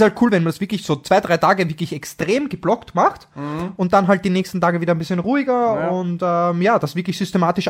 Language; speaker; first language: German; native; German